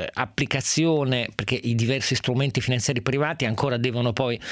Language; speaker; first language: Italian; native; Italian